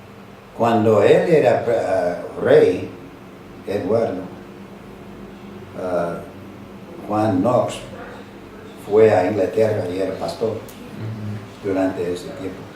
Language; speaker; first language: Spanish; non-native, fluent; English